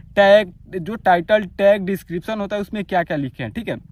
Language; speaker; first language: Hindi; native; Hindi